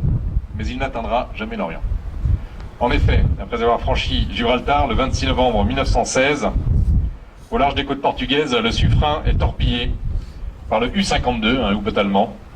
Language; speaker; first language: French; native; French